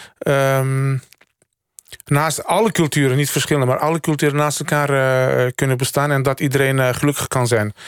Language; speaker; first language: Dutch; early bilingual, other home language; Turkish